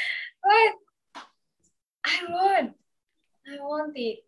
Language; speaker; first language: English; non-native, learner; Japanese